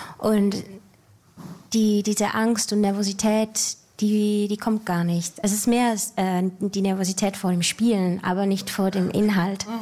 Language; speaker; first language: German; native; German